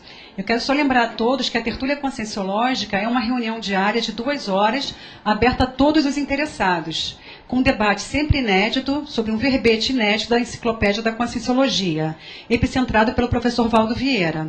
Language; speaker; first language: Portuguese; native; Portuguese